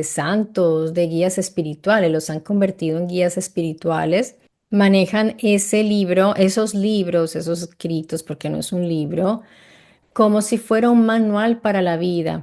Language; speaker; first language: Spanish; native; Spanish